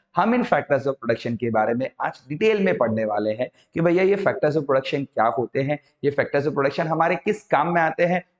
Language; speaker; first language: Hindi; native; Hindi